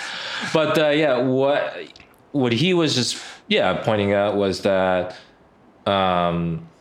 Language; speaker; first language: English; early bilingual, other home language; Korean